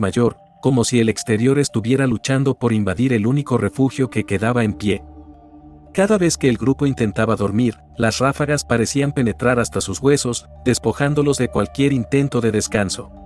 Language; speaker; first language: Spanish; native; Spanish